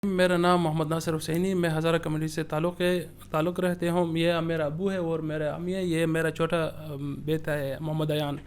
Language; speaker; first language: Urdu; early bilingual, other home language; Persian